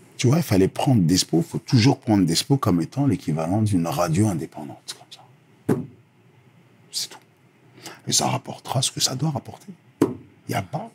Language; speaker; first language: French; early bilingual, other home language; Lingala